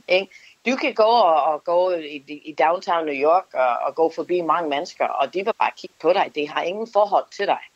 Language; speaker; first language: Danish; non-native, fluent; English